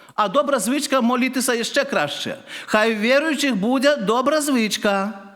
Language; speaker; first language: Ukrainian; non-native, fluent; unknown